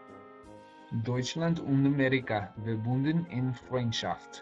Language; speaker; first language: German; non-native, learner; English